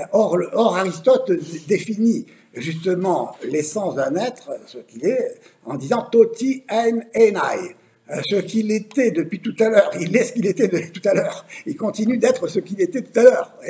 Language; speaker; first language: French; native; French